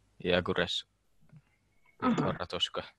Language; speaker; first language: Russian; non-native, learner; Finnish